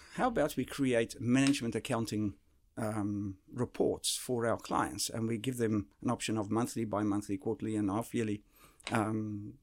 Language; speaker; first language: English; early bilingual, other home language; Dutch